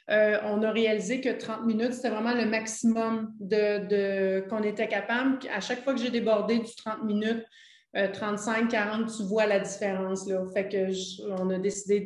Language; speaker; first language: French; native; French